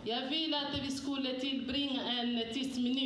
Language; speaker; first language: Swedish; non-native, fluent; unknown